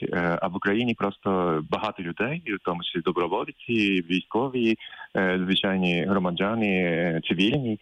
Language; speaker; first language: Ukrainian; non-native, fluent; Japanese